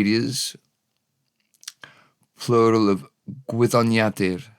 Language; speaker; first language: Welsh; non-native, learner; English